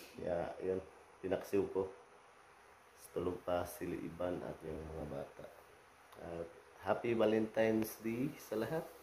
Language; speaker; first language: Filipino; non-native, local second language; Cebuano